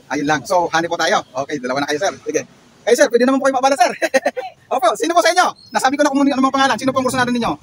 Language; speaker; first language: Filipino; native; Filipino